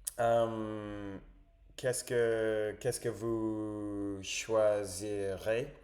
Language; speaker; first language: French; non-native, learner; English